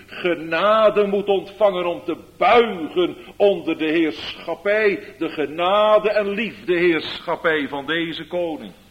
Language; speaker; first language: Dutch; native; Dutch